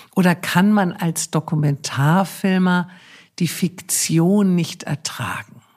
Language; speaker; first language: German; native; German